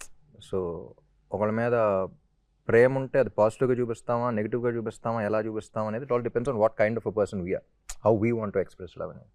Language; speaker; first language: Telugu; native; Telugu